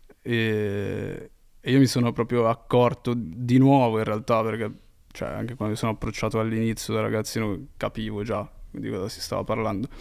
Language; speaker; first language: Italian; native; Italian